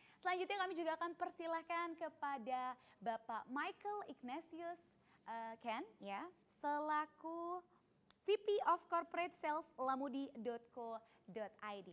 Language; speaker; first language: Indonesian; native; Indonesian